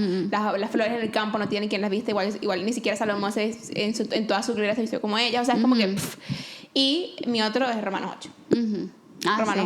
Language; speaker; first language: Spanish; native; Spanish